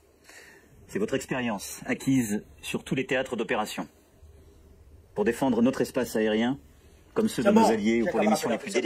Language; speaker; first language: French; native; French